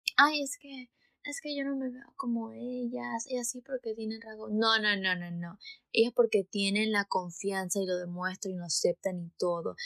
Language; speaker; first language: Spanish; early bilingual, heritage; Spanish